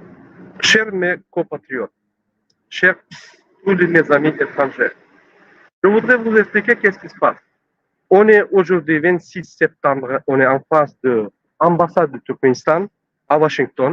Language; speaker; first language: French; non-native, learner; Turkmen